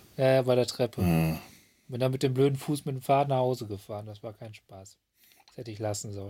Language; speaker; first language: German; native; German